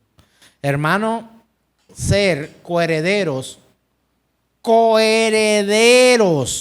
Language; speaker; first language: Spanish; native; Spanish